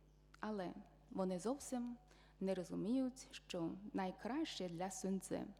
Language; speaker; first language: Ukrainian; non-native, fluent; Chinese